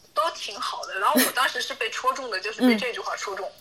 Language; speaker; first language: Chinese; native; Chinese